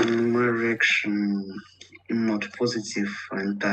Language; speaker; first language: English; non-native, learner; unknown